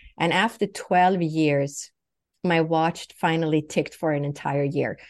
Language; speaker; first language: English; non-native, fluent; Swedish